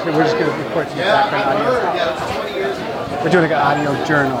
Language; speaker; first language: English; native; English